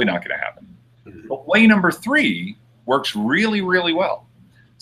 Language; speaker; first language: English; native; English